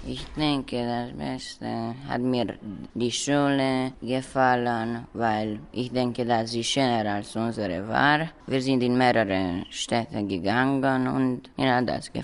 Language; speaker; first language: German; non-native, local second language; Romanian